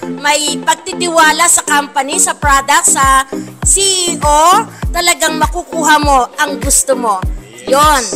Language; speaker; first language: Filipino; native; Filipino